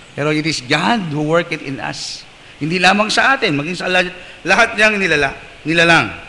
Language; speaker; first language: Filipino; non-native, local second language; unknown